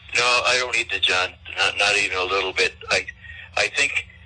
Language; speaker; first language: English; native; English